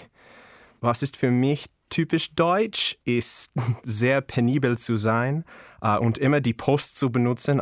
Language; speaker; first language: German; non-native, learner; English